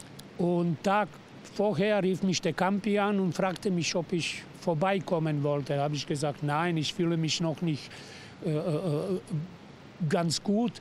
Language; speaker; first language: German; non-native, fluent; Serbian